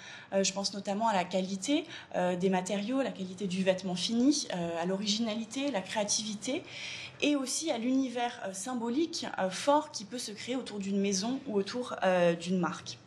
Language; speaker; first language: French; native; French